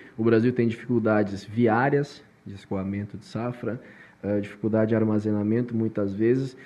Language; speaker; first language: Portuguese; native; Portuguese